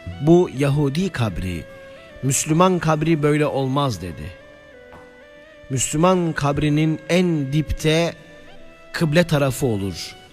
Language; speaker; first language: Turkish; native; Turkish